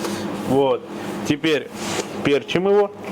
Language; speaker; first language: Russian; native; Russian